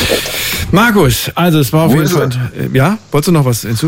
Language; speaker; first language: German; native; German